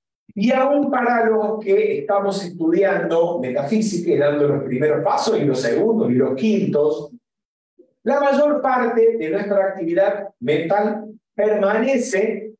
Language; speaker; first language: Spanish; native; Spanish